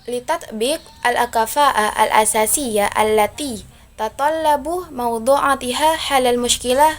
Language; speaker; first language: Arabic; non-native, learner; Indonesian